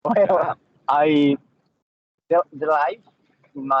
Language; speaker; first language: English; non-native, learner; Spanish